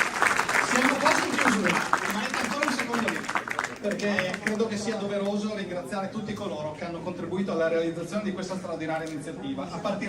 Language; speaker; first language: Italian; native; Italian